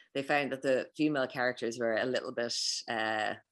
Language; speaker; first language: English; native; English